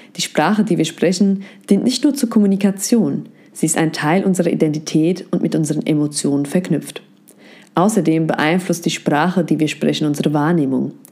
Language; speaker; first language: German; native; German